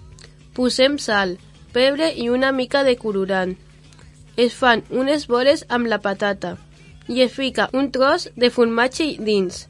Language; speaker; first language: Catalan; early bilingual, other home language; Spanish